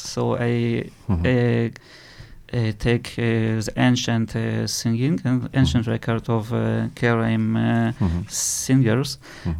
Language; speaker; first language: English; non-native, learner; Russian